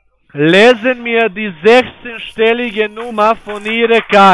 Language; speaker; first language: German; non-native, learner; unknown